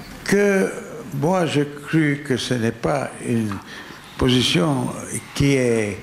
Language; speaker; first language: French; non-native, learner; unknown